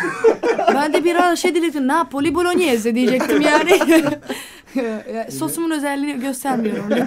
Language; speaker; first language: Turkish; non-native, fluent; Albanian